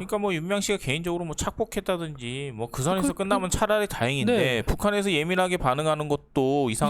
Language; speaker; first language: Korean; native; Korean